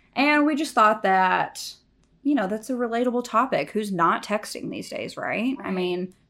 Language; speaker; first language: English; native; English